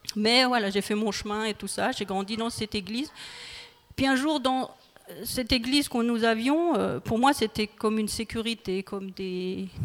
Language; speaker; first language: French; native; French